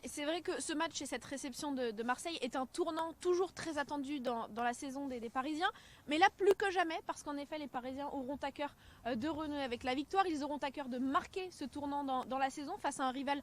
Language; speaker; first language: French; native; French